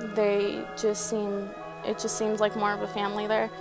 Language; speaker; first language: English; native; English